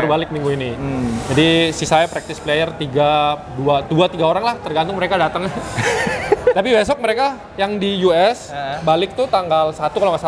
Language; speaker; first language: Indonesian; native; Indonesian